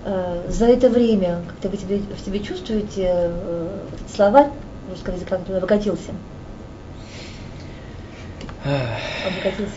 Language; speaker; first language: Russian; native; Russian